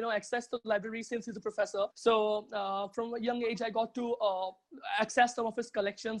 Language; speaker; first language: English; non-native, local second language; Bangla